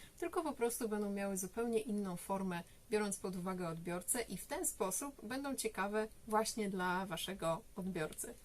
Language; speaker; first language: Polish; native; Polish